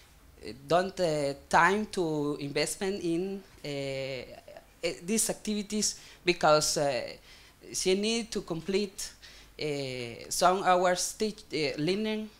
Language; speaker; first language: English; non-native, learner; Spanish